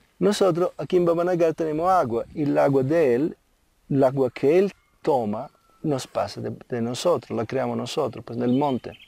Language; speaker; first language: Spanish; non-native, fluent; Italian